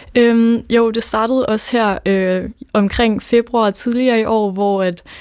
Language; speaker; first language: Danish; native; Danish